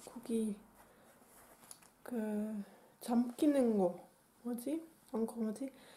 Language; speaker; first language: Korean; non-native, learner; Dutch